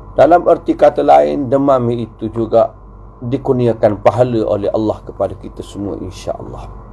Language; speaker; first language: Malay; native; Malay